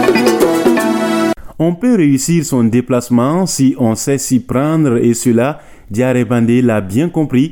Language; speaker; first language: French; non-native, local second language; Mossi